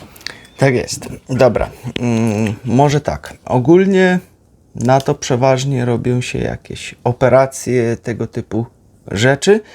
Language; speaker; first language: Polish; native; Polish